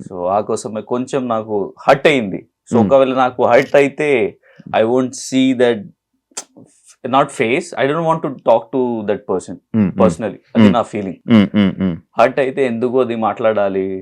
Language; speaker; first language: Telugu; non-native, learner; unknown